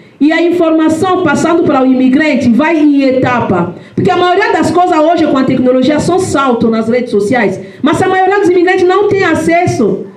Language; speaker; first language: Portuguese; non-native, fluent; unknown